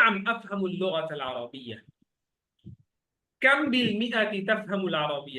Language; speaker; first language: Arabic; non-native, fluent; Bangla